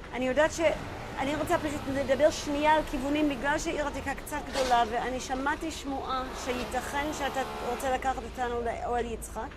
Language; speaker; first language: Hebrew; native; Hebrew